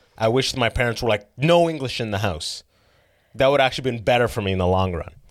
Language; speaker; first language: English; early bilingual, other home language; Arabic